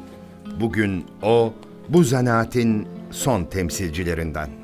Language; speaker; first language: Turkish; native; Turkish